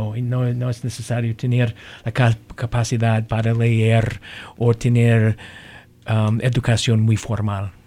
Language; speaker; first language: Spanish; non-native, learner; English